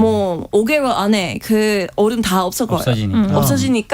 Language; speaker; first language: Korean; non-native, fluent; English